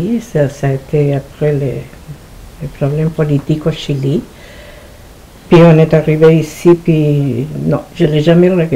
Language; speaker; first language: French; non-native, fluent; Spanish